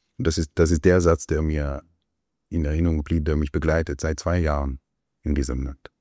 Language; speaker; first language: German; non-native, fluent; Hebrew